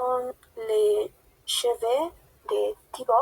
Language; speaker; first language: French; non-native, learner; Spanish